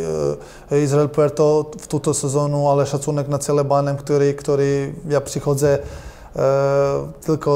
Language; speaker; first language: Polish; non-native, learner; Croatian